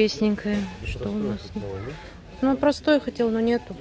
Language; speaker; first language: Russian; native; Russian